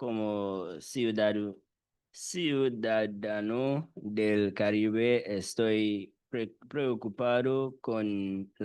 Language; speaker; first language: Spanish; non-native, learner; English